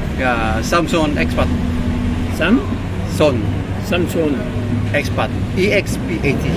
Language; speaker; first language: English; non-native, local second language; Filipino